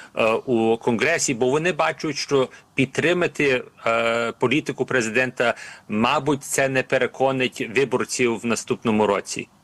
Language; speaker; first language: Ukrainian; early bilingual, heritage; Ukrainian